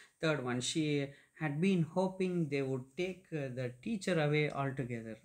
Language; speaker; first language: English; non-native, local second language; Tamil